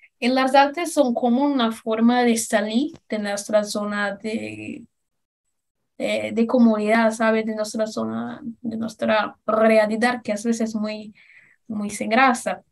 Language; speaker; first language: Spanish; non-native, learner; Portuguese